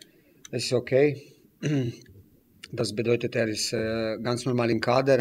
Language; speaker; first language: German; non-native, fluent; Slovenian